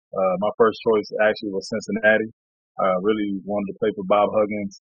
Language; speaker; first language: English; native; English